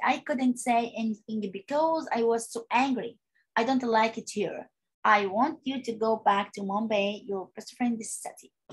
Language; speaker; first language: English; non-native, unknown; Arabic